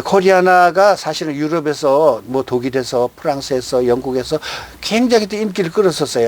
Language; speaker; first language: Korean; native; Korean